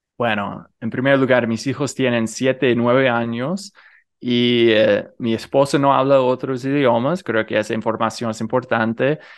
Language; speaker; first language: Spanish; non-native, fluent; English